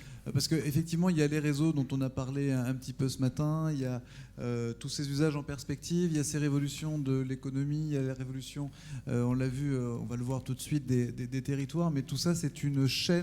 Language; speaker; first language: French; native; French